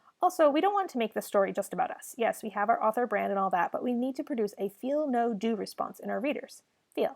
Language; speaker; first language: English; native; English